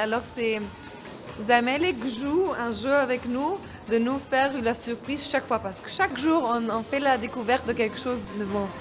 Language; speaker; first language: French; non-native, fluent; Arabic